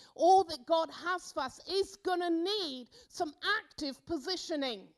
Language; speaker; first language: English; native; English